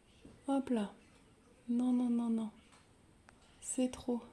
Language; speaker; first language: French; native; French